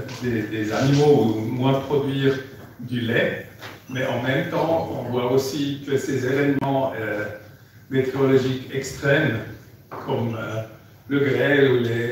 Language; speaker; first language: French; non-native, fluent; German